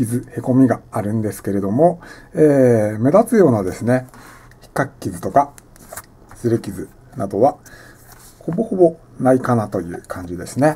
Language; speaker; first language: Japanese; native; Japanese